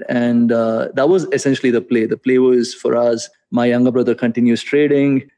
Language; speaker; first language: English; non-native, local second language; Hindi